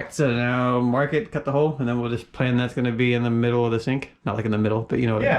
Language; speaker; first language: English; native; English